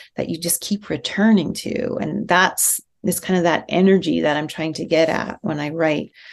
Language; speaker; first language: English; native; English